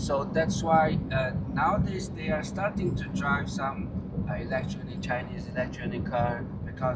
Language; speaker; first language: English; non-native, fluent; Chinese